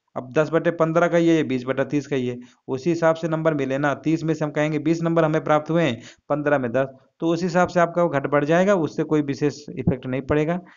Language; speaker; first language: Hindi; native; Hindi